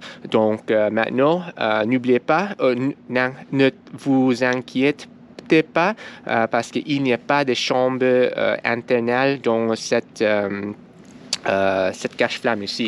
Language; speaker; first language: French; non-native, learner; English